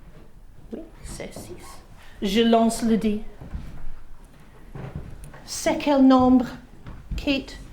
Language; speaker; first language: French; non-native, learner; English